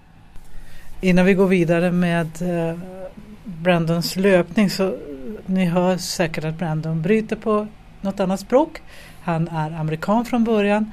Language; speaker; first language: Swedish; native; Swedish